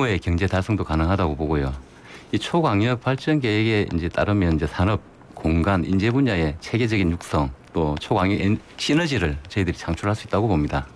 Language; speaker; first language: Korean; native; Korean